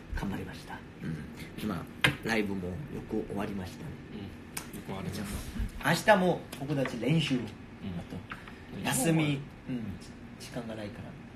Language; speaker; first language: Japanese; non-native, learner; Korean